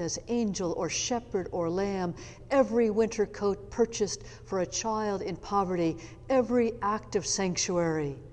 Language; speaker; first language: English; native; English